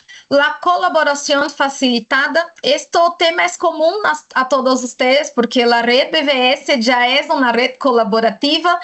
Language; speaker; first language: Spanish; non-native, fluent; Portuguese